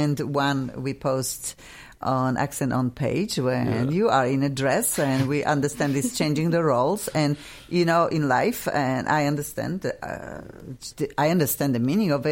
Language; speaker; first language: English; non-native, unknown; Russian